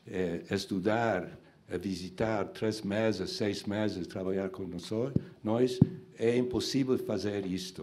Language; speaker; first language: Portuguese; non-native, learner; Spanish